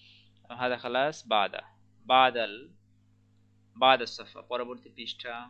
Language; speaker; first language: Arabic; non-native, learner; Bangla